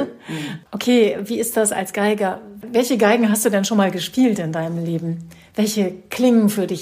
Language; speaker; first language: German; native; German